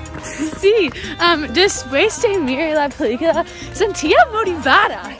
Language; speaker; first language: Spanish; non-native, learner; English